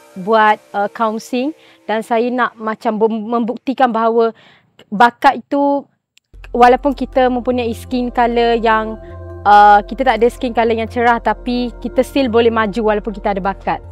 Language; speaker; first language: Malay; early bilingual, other home language; Punjabi